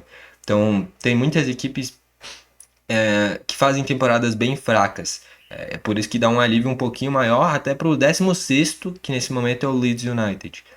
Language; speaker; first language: Portuguese; native; Portuguese